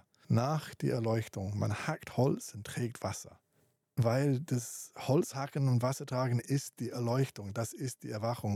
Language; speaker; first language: German; non-native, fluent; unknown